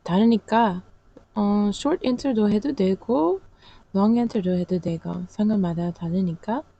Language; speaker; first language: Korean; non-native, learner; English